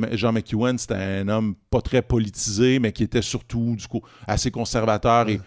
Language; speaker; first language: French; native; French